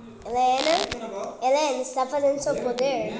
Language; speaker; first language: Portuguese; native; Portuguese